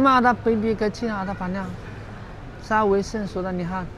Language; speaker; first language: Indonesian; non-native, learner; Chinese